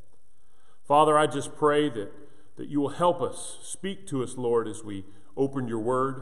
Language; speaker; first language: English; native; English